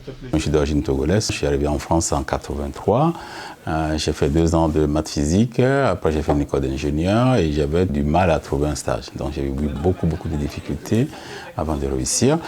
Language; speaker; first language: French; native; French